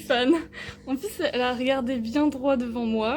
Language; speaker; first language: French; native; French